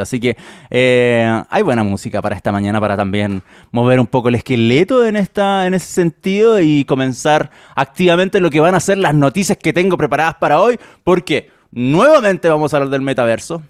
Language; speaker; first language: Spanish; native; Spanish